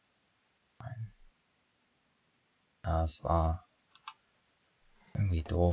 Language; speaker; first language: German; native; German